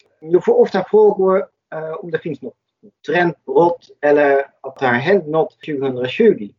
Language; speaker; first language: Swedish; non-native, fluent; Dutch